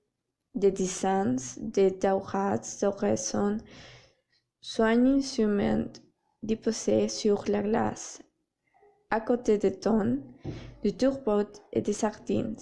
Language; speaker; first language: French; non-native, learner; Spanish